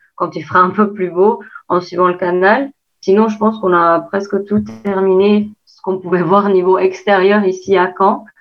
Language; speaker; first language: French; non-native, fluent; Albanian